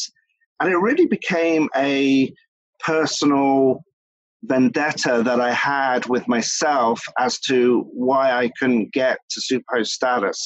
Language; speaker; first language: English; native; English